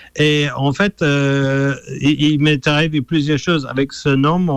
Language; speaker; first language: French; non-native, fluent; English